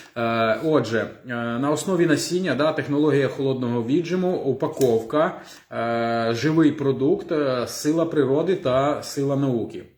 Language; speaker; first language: Ukrainian; non-native, local second language; Russian